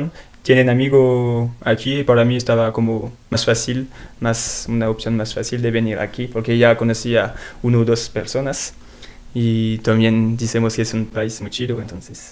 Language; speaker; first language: Spanish; non-native, learner; French